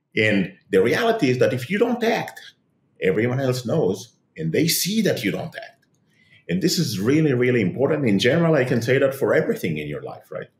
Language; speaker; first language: English; non-native, fluent; Hebrew